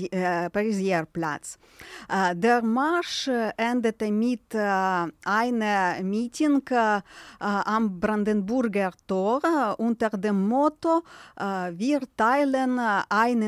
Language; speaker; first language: German; non-native, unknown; Ukrainian